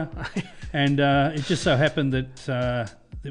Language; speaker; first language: English; native; English